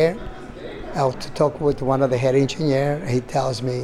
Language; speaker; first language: English; non-native, fluent; Italian